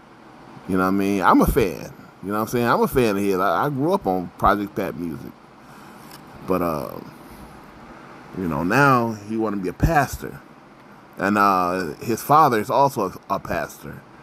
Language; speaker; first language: English; native; English